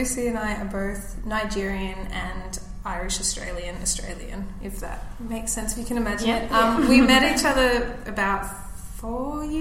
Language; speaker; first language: English; native; English